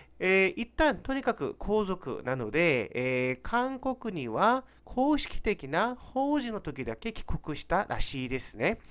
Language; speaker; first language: Japanese; non-native, fluent; Korean